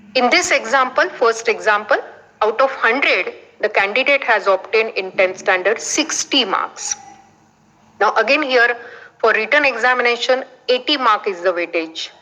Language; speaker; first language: English; non-native, local second language; Marathi